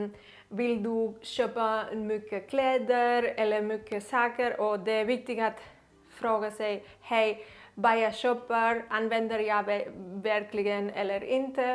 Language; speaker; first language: Swedish; non-native, learner; Catalan